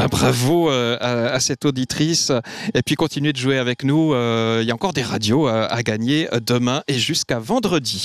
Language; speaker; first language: French; native; French